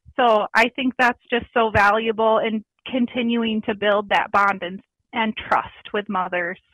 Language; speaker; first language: English; native; English